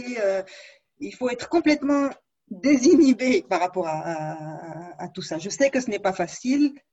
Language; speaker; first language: French; non-native, local second language; Arabic